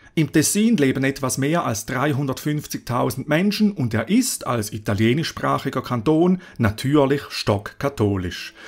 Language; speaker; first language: German; native; German